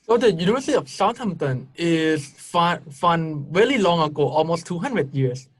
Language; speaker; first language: English; non-native, fluent; Thai